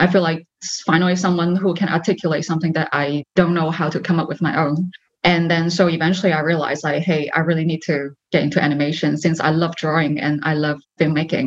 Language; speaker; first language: English; non-native, local second language; Cantonese